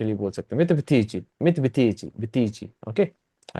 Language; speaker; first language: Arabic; non-native, fluent; Urdu